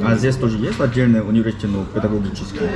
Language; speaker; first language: Russian; non-native, fluent; Korean